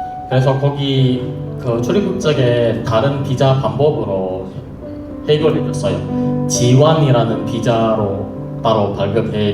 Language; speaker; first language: Korean; non-native, fluent; Indonesian